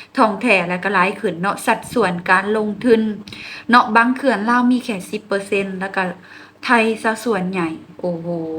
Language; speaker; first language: Thai; native; Thai